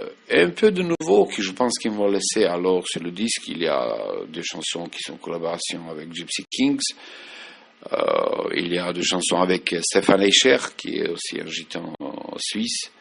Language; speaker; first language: French; non-native, fluent; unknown